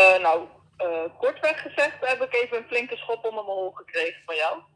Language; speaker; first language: Dutch; native; Dutch